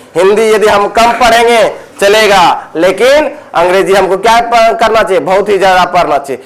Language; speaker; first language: Hindi; native; Hindi